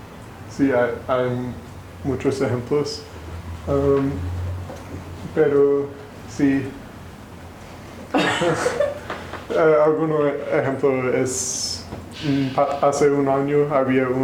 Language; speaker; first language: Spanish; non-native, learner; English